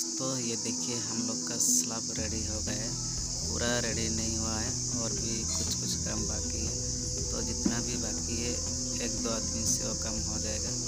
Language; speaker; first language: Hindi; non-native, local second language; Odia